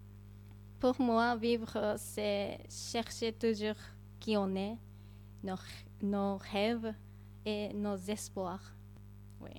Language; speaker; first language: French; non-native, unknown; Japanese